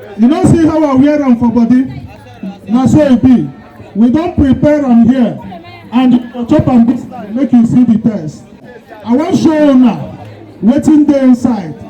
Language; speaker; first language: Nigerian Pidgin; non-native, local second language; Igbo